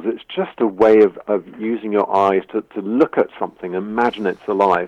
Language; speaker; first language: English; native; English